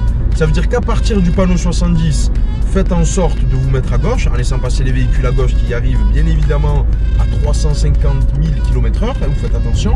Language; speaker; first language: French; native; French